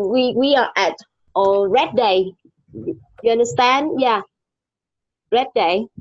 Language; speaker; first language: English; non-native, learner; Vietnamese